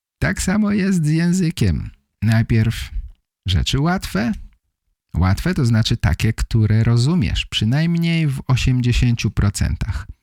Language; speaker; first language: Polish; native; Polish